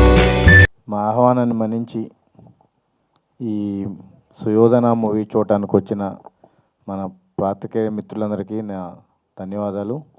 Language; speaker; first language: Telugu; native; Telugu